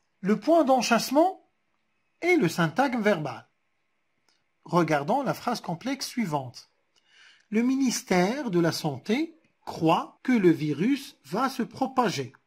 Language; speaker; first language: French; non-native, local second language; Arabic